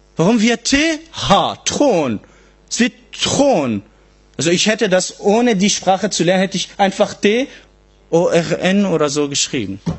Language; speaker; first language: German; non-native, fluent; Arabic